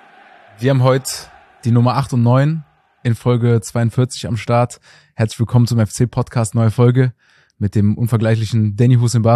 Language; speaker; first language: German; native; German